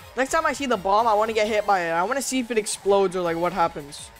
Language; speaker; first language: English; native; English